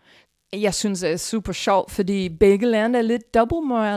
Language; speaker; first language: Danish; non-native, fluent; English